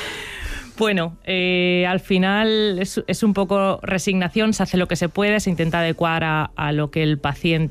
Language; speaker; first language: Spanish; native; Spanish